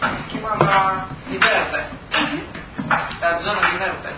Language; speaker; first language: Italian; early bilingual, heritage; Italian